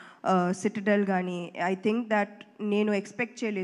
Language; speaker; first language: Telugu; non-native, fluent; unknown